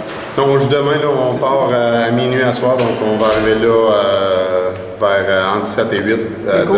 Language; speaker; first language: French; native; French